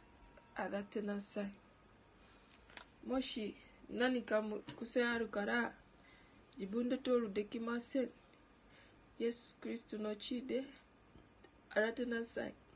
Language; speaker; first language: Japanese; non-native, learner; Ganda